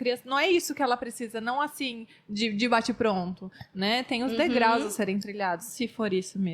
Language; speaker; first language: Portuguese; native; Portuguese